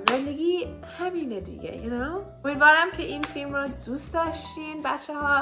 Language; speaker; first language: Persian; early bilingual, heritage; Persian